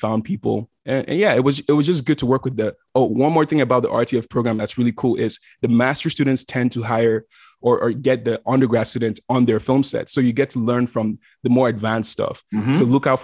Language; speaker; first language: English; non-native, local second language; Igbo